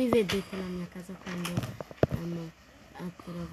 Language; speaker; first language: Italian; early bilingual, other home language; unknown